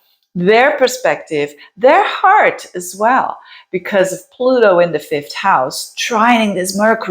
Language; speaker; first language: English; non-native, fluent; Dutch